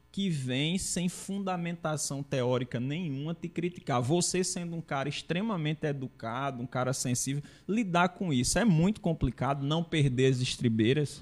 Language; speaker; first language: Portuguese; native; Portuguese